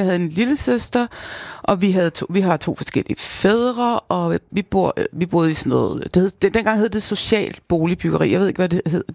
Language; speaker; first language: Danish; native; Danish